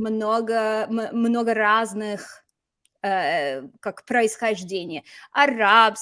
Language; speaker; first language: Russian; non-native, fluent; English